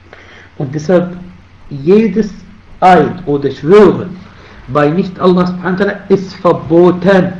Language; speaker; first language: German; non-native, fluent; Arabic